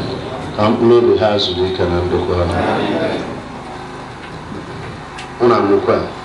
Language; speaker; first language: Igbo; native; Igbo